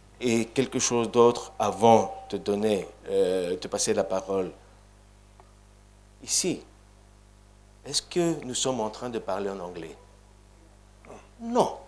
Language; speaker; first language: French; non-native, fluent; Greek